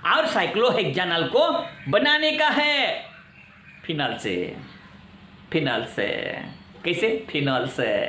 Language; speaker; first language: Hindi; non-native, local second language; Marathi